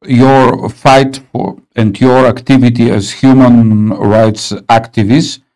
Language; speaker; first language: English; non-native, learner; Bulgarian